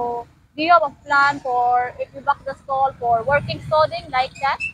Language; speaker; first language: English; non-native, learner; Cebuano